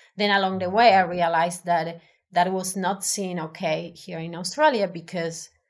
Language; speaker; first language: English; non-native, fluent; Spanish